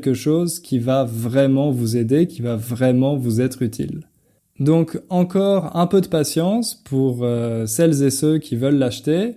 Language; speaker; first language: French; native; French